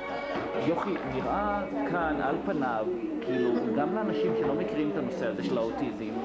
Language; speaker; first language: Hebrew; native; Hebrew